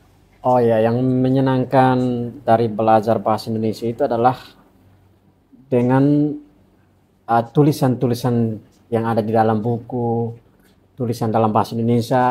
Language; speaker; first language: Indonesian; non-native, fluent; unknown